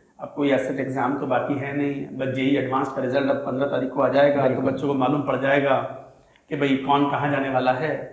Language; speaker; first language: Hindi; native; Hindi